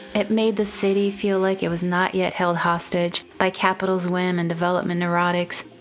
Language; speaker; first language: English; non-native, fluent; Portuguese